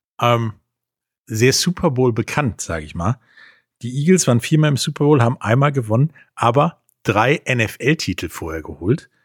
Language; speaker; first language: German; native; German